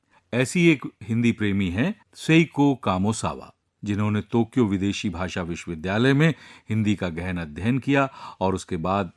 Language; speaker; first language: Hindi; native; Hindi